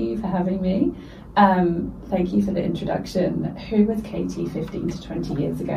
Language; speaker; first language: English; native; English